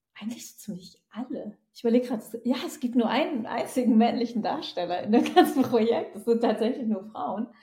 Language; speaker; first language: German; native; German